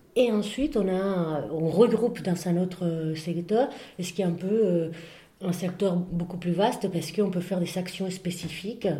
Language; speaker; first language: French; non-native, fluent; Spanish